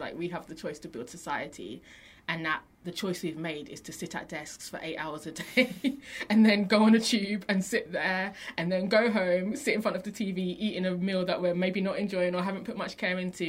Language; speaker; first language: English; native; English